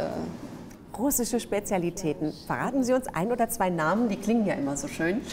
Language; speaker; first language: German; native; German